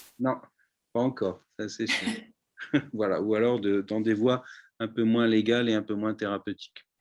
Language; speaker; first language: French; native; French